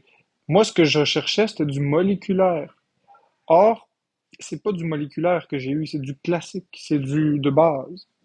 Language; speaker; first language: French; native; French